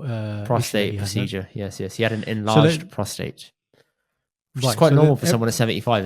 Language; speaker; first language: English; early bilingual, other home language; Punjabi